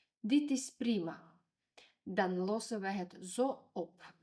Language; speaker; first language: Dutch; non-native, fluent; Ukrainian